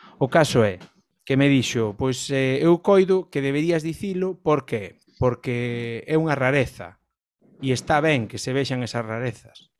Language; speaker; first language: Galician; non-native, local second language; Spanish